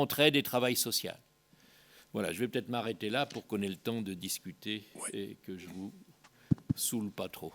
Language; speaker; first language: French; native; French